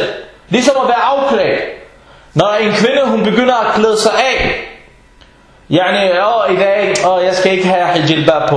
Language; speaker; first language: Danish; early bilingual, other home language; Arabic